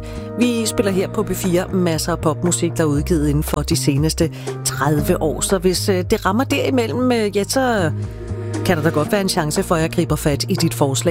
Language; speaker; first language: Danish; native; Danish